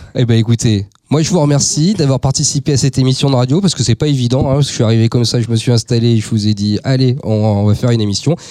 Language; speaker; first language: French; native; French